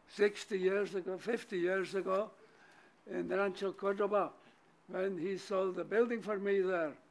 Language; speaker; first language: English; non-native, fluent; German